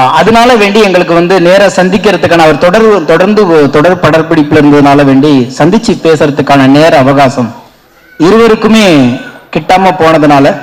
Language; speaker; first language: Tamil; native; Tamil